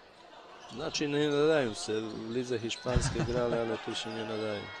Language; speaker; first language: Polish; non-native, fluent; Bosnian